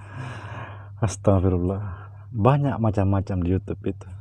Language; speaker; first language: Indonesian; native; Indonesian